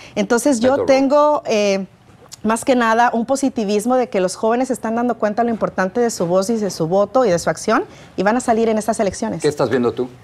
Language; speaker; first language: Spanish; native; Spanish